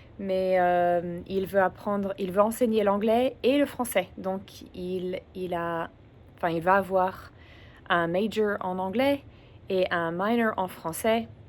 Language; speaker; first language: French; early bilingual, other home language; English